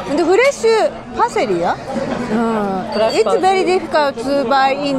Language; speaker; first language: English; non-native, learner; Japanese